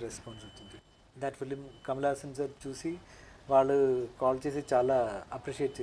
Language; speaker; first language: Telugu; non-native, local second language; Malayalam